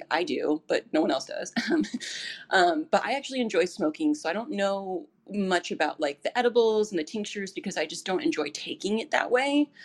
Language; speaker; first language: English; native; English